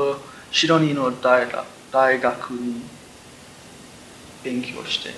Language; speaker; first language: Japanese; non-native, learner; English